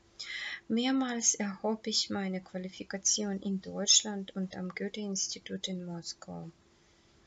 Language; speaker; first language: German; non-native, fluent; Russian